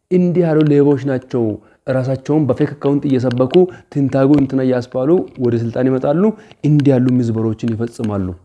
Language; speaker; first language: Amharic; non-native, local second language; Hadiyya